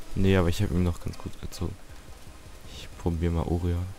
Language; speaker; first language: German; native; German